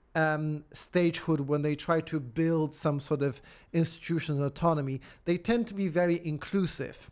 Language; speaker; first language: English; non-native, fluent; Polish